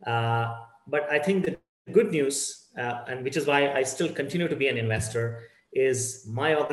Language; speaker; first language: English; non-native, local second language; Kannada